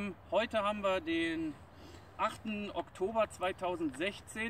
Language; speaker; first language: German; native; German